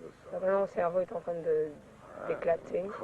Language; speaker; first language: French; native; French